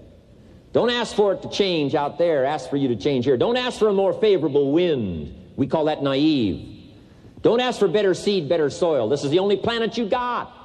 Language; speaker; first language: English; native; English